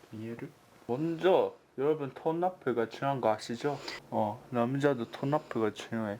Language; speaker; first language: Korean; non-native, learner; Japanese